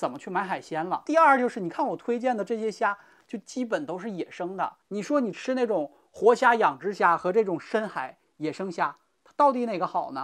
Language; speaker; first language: Chinese; native; Chinese